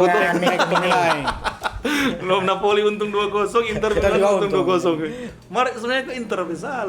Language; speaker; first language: Indonesian; non-native, local second language; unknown